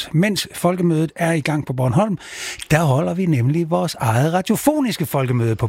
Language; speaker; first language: Danish; native; Danish